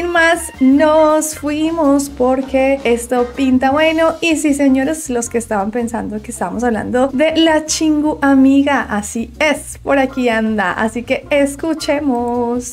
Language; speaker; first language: Spanish; native; Spanish